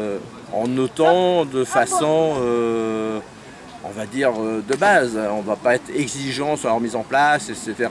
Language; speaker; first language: French; native; French